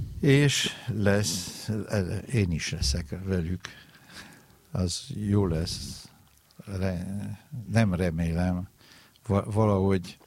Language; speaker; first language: Hungarian; non-native, learner; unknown